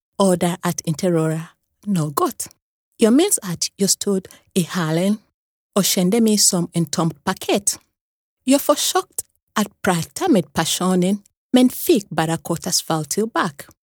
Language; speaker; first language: Swedish; non-native, fluent; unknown